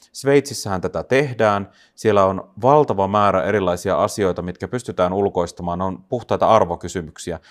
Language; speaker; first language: Finnish; native; Finnish